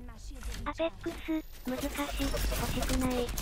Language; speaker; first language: Japanese; non-native, learner; Indonesian